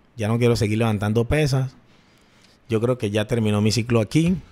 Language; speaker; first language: Spanish; native; Spanish